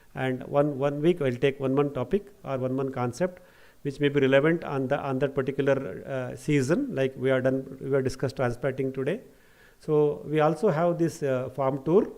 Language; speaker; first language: English; non-native, local second language; Kannada